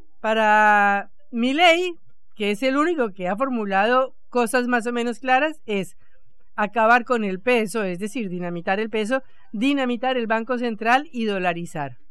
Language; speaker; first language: Spanish; native; Spanish